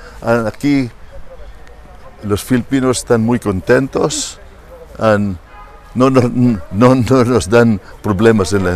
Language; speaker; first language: Spanish; non-native, fluent; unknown